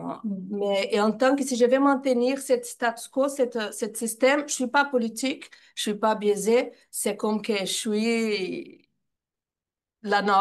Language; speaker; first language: French; non-native, fluent; Portuguese